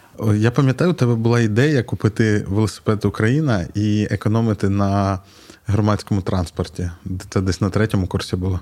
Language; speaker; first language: Ukrainian; native; Ukrainian